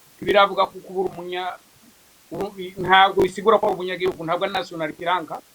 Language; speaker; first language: Kinyarwanda; native; Kinyarwanda